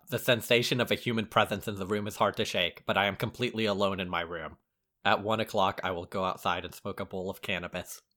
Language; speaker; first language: English; early bilingual, other home language; Arabic